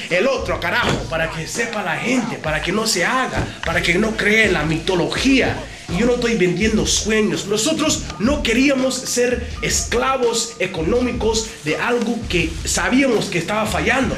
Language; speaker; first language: Spanish; early bilingual, heritage; Spanish